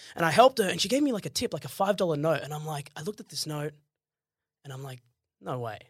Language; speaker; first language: English; early bilingual, other home language; Arabic